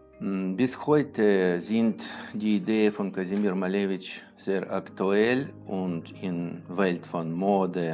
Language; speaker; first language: German; non-native, fluent; Russian